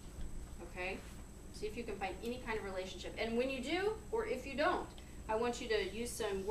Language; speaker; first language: English; native; English